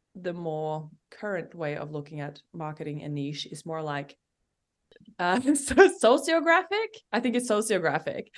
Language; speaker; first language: English; non-native, fluent; Norwegian